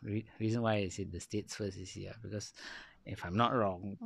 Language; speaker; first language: English; non-native, local second language; Malay